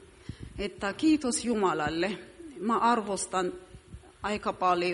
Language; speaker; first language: Finnish; non-native, fluent; Amharic